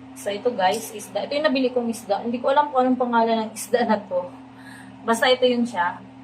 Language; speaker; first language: Filipino; non-native, local second language; Cebuano